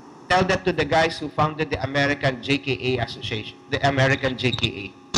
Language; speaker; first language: English; non-native, local second language; Filipino